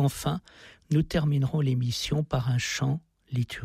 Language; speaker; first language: French; native; French